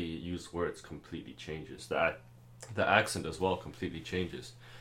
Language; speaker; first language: English; non-native, local second language; German